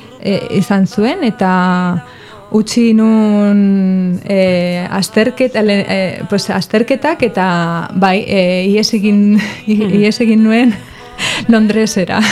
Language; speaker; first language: Basque; non-native, local second language; Spanish